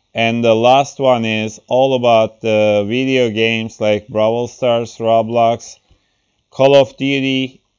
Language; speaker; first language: English; non-native, fluent; Turkish